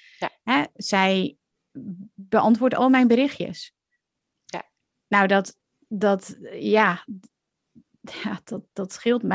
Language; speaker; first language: Dutch; native; Dutch